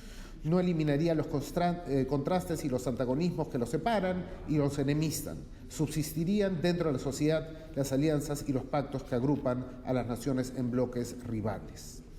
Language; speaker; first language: Spanish; native; Spanish